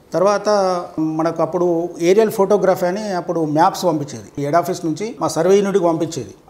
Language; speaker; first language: Telugu; native; Telugu